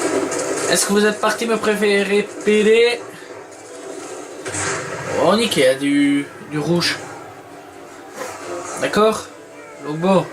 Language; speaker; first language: French; native; French